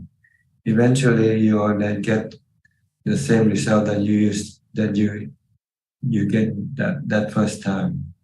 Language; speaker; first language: English; non-native, fluent; Thai